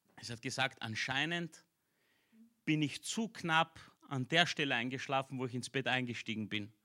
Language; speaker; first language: German; early bilingual, other home language; Romanian